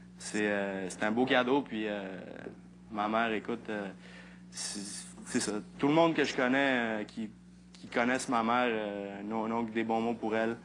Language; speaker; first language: French; early bilingual, other home language; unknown